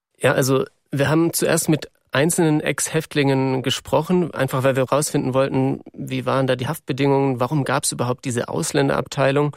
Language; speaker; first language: German; native; German